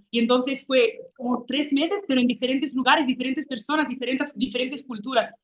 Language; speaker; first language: Spanish; non-native, fluent; Italian